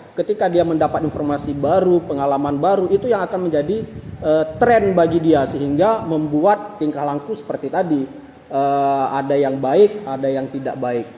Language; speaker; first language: Indonesian; non-native, local second language; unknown